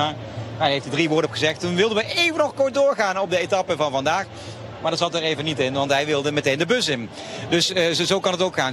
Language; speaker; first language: Dutch; native; Dutch